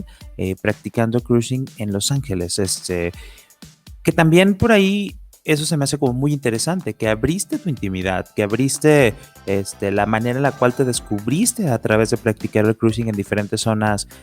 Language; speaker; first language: Spanish; native; Spanish